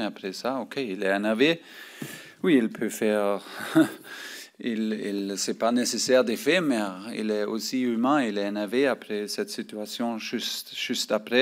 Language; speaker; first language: French; non-native, fluent; German